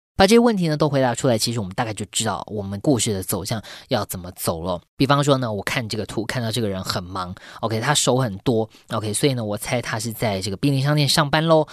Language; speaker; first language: Chinese; native; Chinese